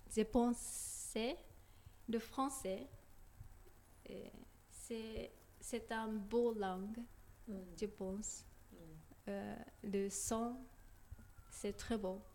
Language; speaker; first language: French; non-native, learner; Japanese